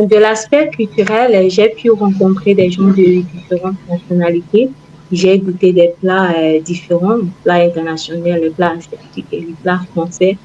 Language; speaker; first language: French; non-native, fluent; Igbo